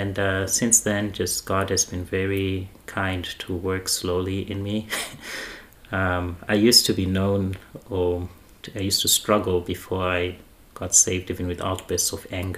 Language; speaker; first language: English; non-native, local second language; Shona